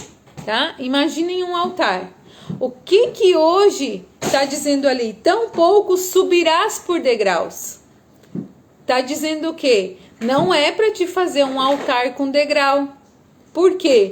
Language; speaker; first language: Portuguese; native; Portuguese